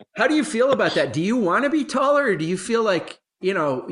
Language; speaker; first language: English; native; English